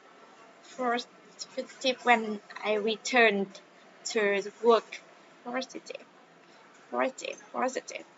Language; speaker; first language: English; non-native, learner; Vietnamese